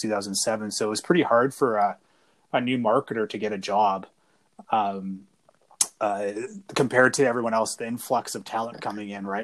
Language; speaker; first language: English; native; English